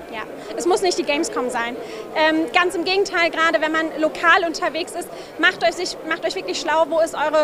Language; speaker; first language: German; native; German